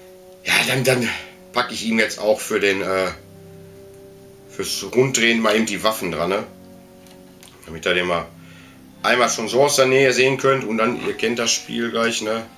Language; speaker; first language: German; native; German